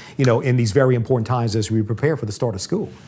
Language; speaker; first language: English; native; English